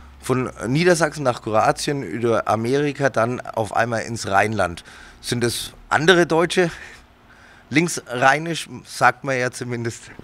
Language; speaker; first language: German; native; German